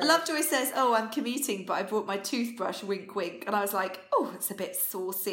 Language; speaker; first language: English; native; English